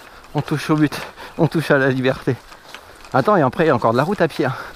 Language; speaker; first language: French; native; French